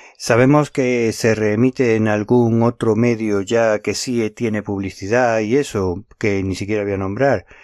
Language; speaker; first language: Spanish; native; Spanish